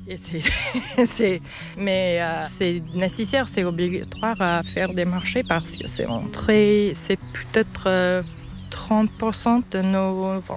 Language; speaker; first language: French; non-native, fluent; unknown